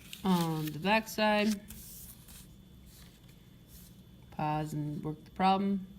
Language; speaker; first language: English; native; English